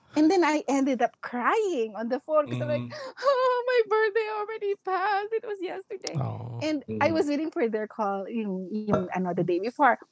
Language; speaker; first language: English; non-native, local second language; Filipino